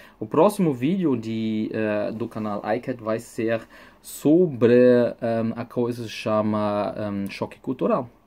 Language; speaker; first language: Portuguese; non-native, fluent; German